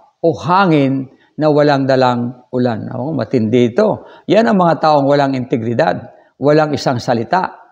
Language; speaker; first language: Filipino; non-native, local second language; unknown